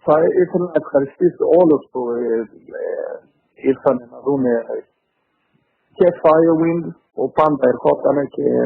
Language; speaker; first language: Greek; early bilingual, heritage; Greek